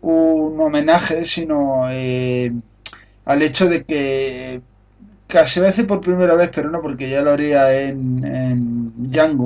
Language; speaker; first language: Spanish; native; Spanish